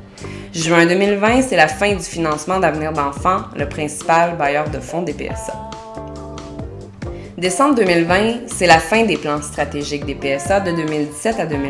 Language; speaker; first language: French; native; French